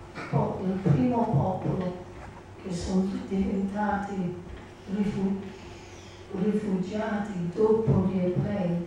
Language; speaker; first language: Italian; non-native, learner; English